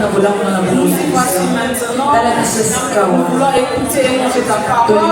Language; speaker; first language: French; non-native, local second language; Lingala